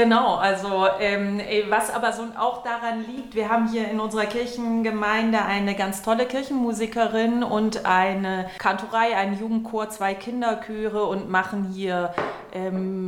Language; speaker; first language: German; native; German